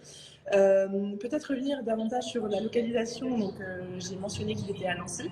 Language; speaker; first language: French; native; French